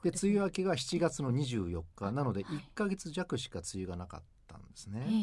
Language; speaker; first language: Japanese; native; Japanese